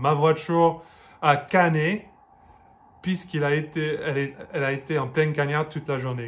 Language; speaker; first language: French; non-native, fluent; English